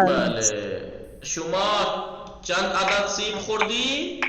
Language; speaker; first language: Persian; non-native, fluent; Urdu